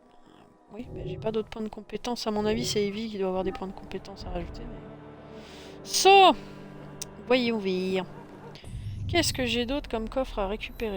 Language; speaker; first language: French; native; French